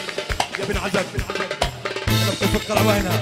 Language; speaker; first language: Arabic; native; Arabic